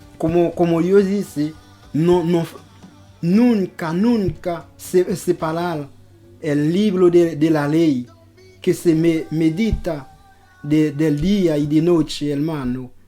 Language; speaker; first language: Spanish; non-native, local second language; Haitian Creole